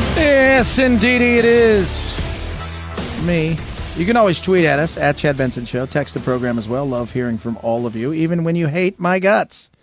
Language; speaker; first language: English; early bilingual, other home language; Spanish